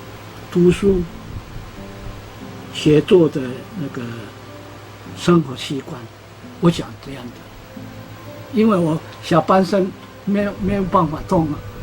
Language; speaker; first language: Chinese; non-native, local second language; Amis